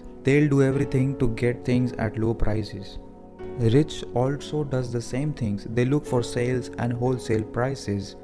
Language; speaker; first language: English; non-native, local second language; Hindi